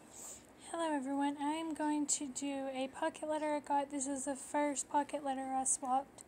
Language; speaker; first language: English; native; English